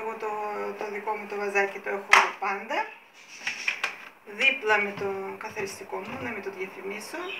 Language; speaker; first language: Greek; non-native, fluent; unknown